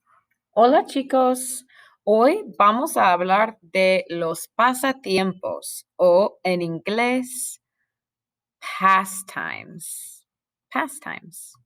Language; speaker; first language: Spanish; non-native, fluent; English